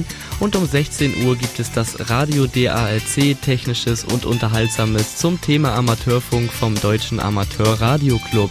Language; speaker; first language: German; native; German